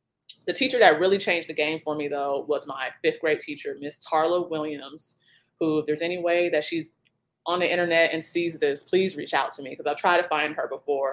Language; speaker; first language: English; native; English